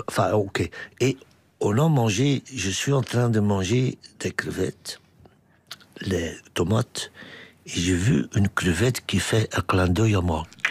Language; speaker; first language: French; non-native, local second language; Dutch